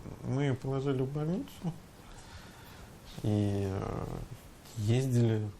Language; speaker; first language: Russian; native; Russian